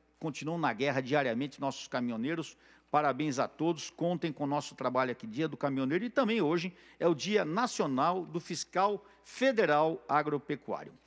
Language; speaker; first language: Portuguese; native; Portuguese